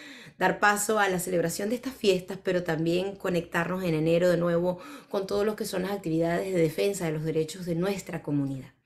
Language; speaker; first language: Spanish; native; Spanish